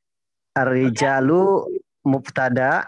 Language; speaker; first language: Arabic; non-native, learner; Indonesian